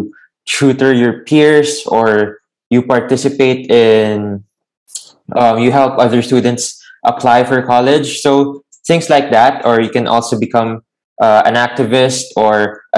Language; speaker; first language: English; non-native, local second language; Filipino